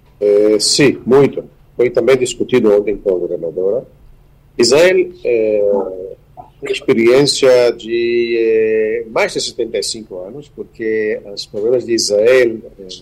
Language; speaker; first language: Portuguese; non-native, fluent; Hebrew